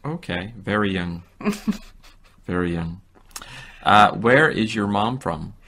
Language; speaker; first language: English; native; English